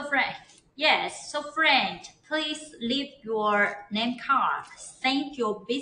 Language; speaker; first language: English; non-native, learner; Chinese